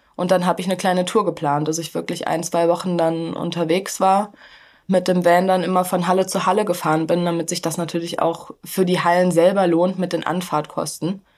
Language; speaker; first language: German; native; German